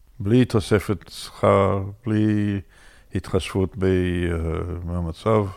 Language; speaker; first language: Hebrew; non-native, fluent; English